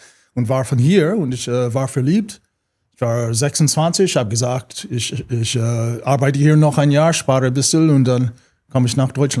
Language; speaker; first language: German; non-native, fluent; English